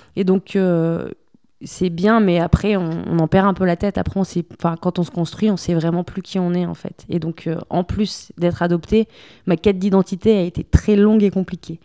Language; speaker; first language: French; early bilingual, other home language; Spanish